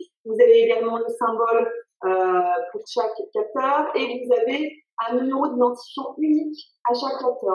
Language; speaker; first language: French; native; French